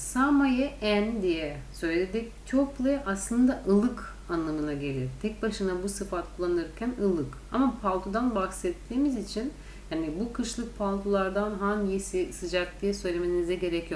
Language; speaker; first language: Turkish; non-native, fluent; Russian